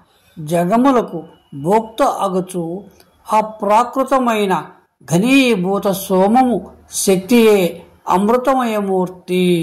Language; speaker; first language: Telugu; native; Telugu